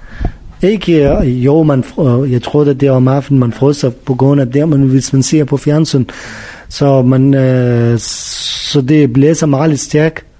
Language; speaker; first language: Danish; non-native, learner; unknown